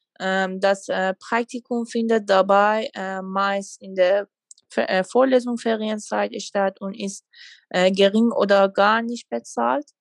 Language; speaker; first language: German; non-native, fluent; Persian